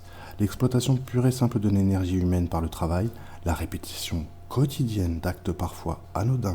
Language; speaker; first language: French; native; French